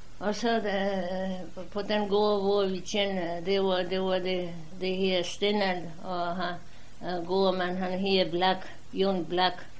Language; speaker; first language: Danish; non-native, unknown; Polish